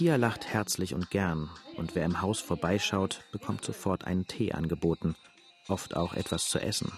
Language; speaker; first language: German; native; German